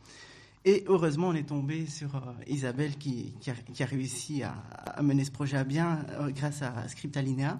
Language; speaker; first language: French; native; French